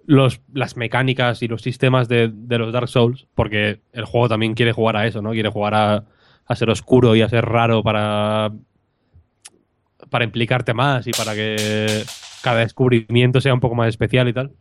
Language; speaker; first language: Spanish; native; Spanish